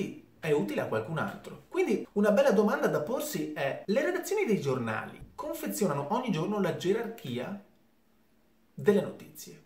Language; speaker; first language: Italian; native; Italian